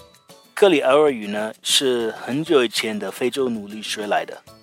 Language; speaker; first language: Chinese; non-native, fluent; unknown